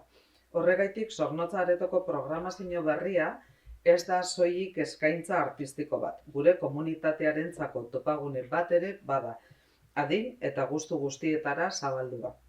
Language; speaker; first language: Basque; native; Basque